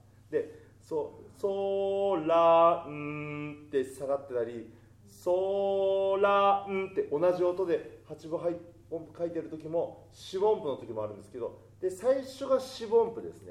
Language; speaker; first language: Japanese; native; Japanese